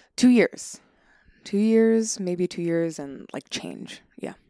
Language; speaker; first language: English; native; English